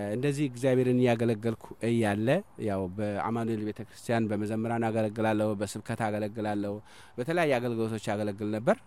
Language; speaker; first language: Amharic; non-native, local second language; Somali